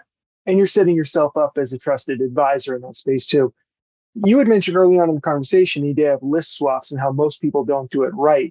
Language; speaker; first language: English; native; English